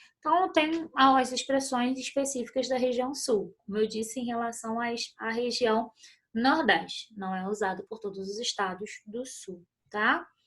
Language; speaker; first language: Portuguese; native; Portuguese